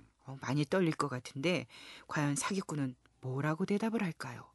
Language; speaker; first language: Korean; native; Korean